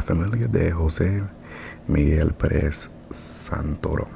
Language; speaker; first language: Spanish; non-native, learner; English